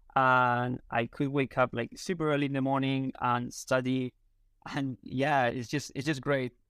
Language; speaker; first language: English; non-native, fluent; Spanish